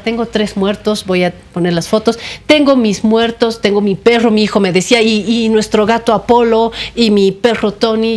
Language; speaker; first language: Spanish; native; Spanish